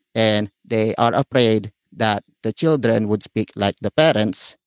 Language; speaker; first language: English; non-native, local second language; Filipino